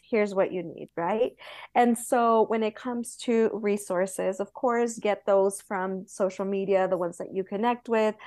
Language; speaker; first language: English; early bilingual, other home language; Spanish